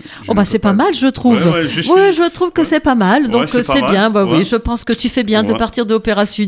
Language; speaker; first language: French; native; French